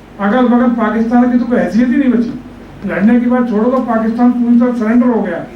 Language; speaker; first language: Hindi; native; Hindi